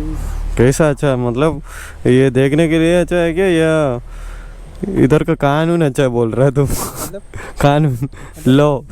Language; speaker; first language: Hindi; non-native, local second language; Malayalam